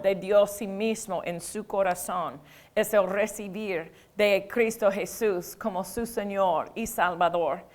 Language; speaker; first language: Spanish; non-native, fluent; English